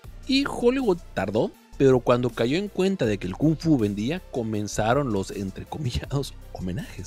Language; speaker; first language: Spanish; native; Spanish